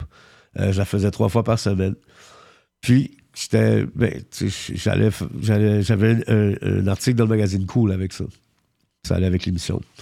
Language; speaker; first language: French; early bilingual, heritage; French